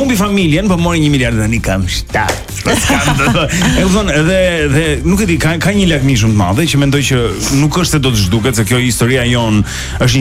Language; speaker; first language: Albanian; native; Albanian